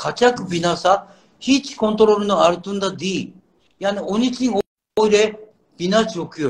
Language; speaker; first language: Turkish; non-native, learner; Japanese